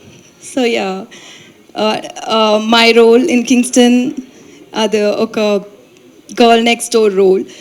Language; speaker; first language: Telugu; non-native, learner; Tamil